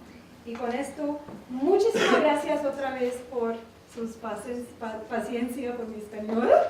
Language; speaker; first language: Spanish; non-native, learner; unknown